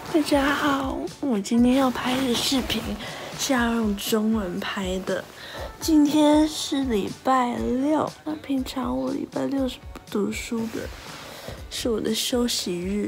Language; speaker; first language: Chinese; early bilingual, heritage; Chinese